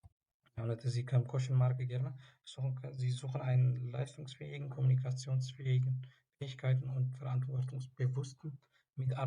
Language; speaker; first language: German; non-native, learner; Tigrinya